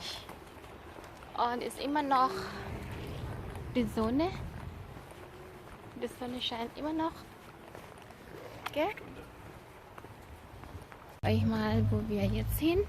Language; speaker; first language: German; non-native, learner; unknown